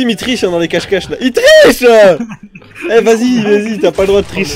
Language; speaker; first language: French; native; French